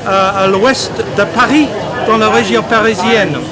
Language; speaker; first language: French; non-native, fluent; English